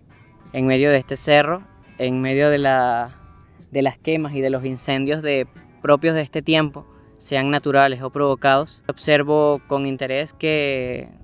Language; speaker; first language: Spanish; native; Spanish